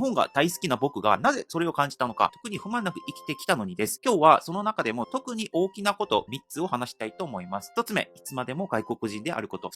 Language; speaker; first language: Japanese; non-native, fluent; Korean